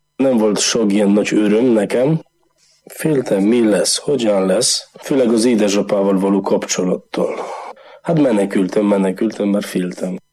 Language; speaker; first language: Hungarian; non-native, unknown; Polish